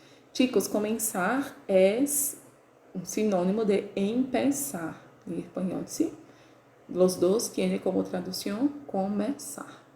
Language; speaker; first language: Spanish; non-native, fluent; Portuguese